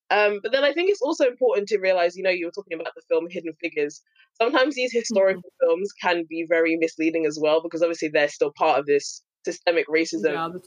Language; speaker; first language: English; native; English